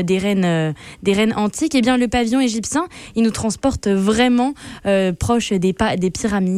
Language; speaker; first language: French; native; French